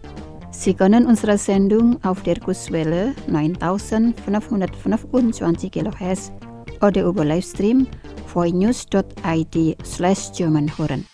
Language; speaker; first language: German; non-native, fluent; Indonesian